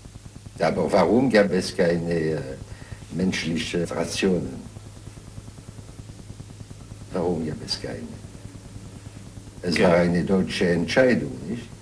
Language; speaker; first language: German; non-native, fluent; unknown